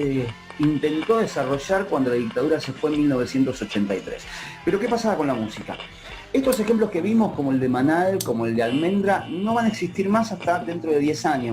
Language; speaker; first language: Spanish; native; Spanish